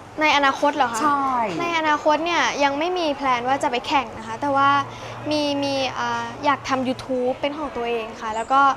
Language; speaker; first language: Thai; native; Thai